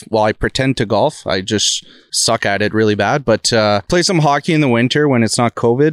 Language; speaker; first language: English; non-native, fluent; French